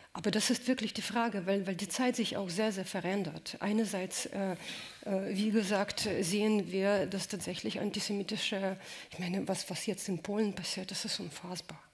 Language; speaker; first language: German; non-native, fluent; Russian